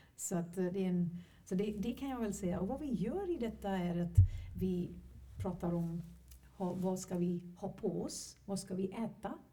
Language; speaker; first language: Swedish; non-native, fluent; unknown